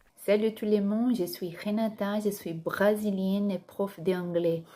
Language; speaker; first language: French; non-native, learner; Portuguese